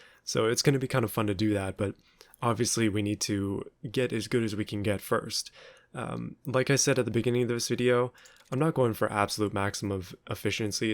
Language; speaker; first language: English; native; English